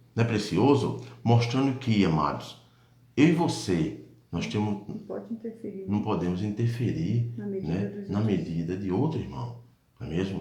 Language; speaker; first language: Portuguese; native; Portuguese